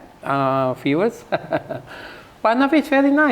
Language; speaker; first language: English; non-native, fluent; Indonesian